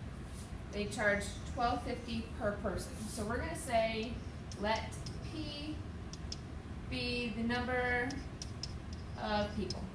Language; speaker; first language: English; native; English